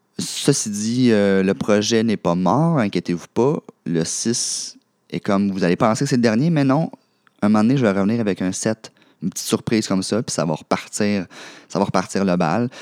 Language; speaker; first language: French; native; French